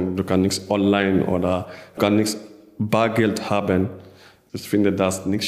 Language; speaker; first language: German; non-native, learner; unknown